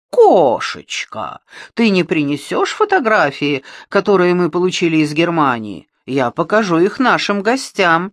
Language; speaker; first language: Russian; native; Russian